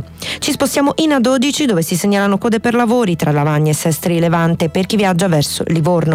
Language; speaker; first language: Italian; native; Italian